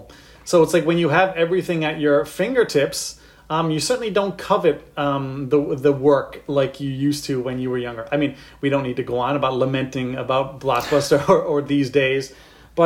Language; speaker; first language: English; native; English